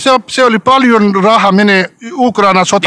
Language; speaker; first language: Finnish; non-native, learner; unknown